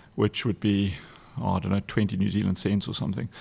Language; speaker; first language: English; native; English